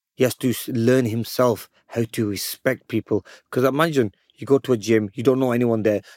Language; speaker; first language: English; native; English